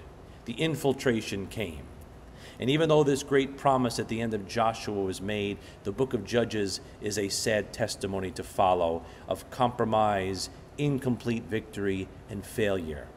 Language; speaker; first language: English; native; English